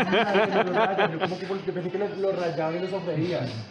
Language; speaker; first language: Spanish; native; Spanish